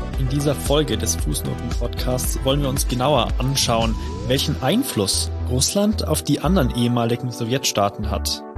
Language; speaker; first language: German; native; German